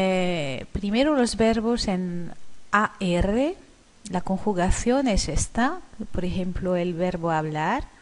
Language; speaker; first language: Spanish; non-native, fluent; French